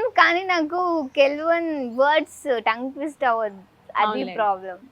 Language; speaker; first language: Telugu; non-native, learner; Kannada